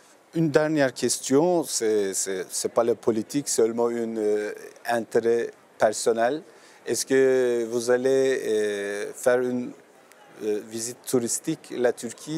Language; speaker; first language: French; non-native, learner; Turkish